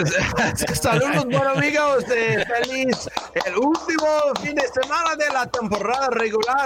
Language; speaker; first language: Spanish; non-native, learner; English